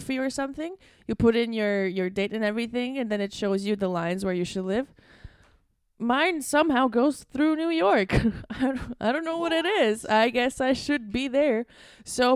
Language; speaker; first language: English; non-native, fluent; Latvian